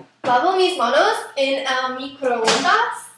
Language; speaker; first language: Spanish; non-native, learner; English